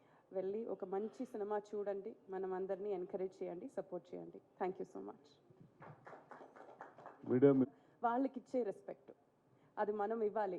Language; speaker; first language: Telugu; non-native, fluent; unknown